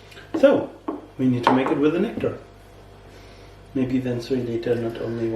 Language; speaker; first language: English; non-native, learner; German